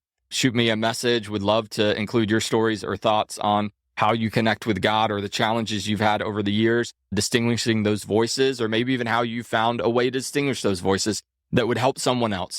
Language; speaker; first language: English; native; English